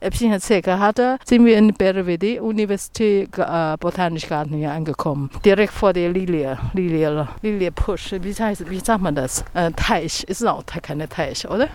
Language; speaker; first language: German; non-native, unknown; Chinese